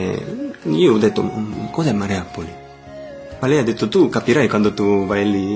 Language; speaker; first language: Italian; non-native, learner; Korean